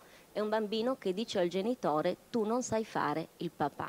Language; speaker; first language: Italian; native; Italian